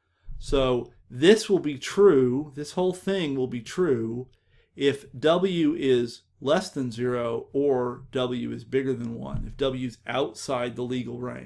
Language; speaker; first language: English; native; English